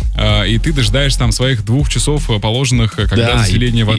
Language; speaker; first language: Russian; native; Russian